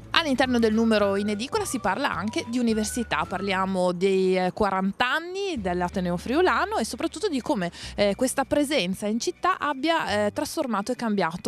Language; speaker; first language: Italian; native; Italian